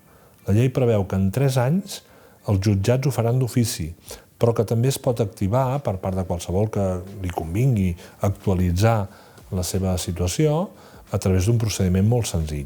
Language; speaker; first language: Catalan; native; Catalan